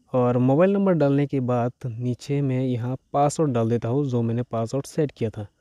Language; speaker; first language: Hindi; non-native, local second language; Bangla